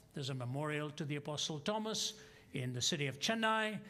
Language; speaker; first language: English; non-native, local second language; Hindi